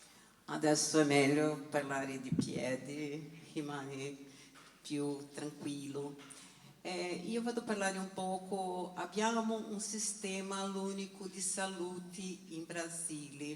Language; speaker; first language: Italian; non-native, learner; Portuguese